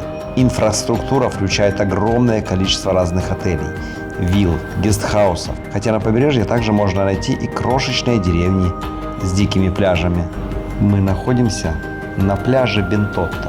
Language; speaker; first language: Russian; native; Russian